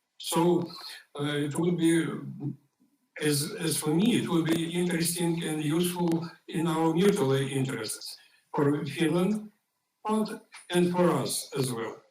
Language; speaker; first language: English; non-native, fluent; Ukrainian